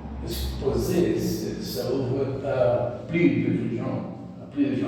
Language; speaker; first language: French; non-native, learner; Portuguese